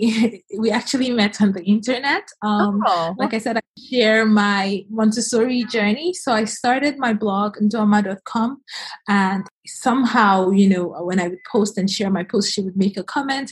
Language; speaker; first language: English; non-native, local second language; Igbo